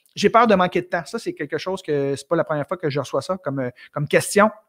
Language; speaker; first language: French; native; French